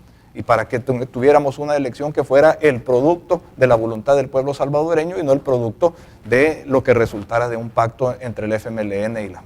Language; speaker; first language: Spanish; native; Spanish